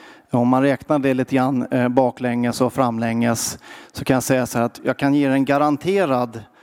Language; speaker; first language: Swedish; native; Swedish